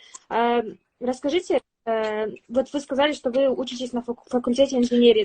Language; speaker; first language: Russian; native; Russian